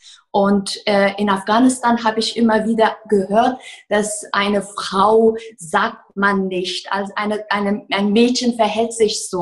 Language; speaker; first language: German; non-native, fluent; Persian